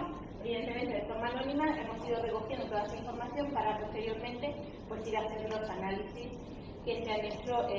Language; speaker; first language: Spanish; native; Spanish